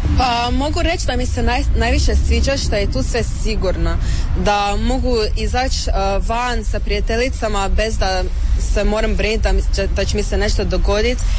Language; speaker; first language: Serbian; early bilingual, other home language; Ukrainian